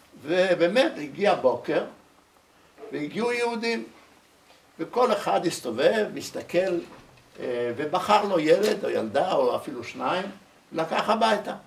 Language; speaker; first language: Hebrew; early bilingual, other home language; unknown